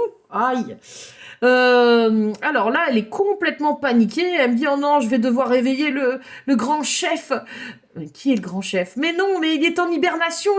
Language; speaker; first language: French; native; French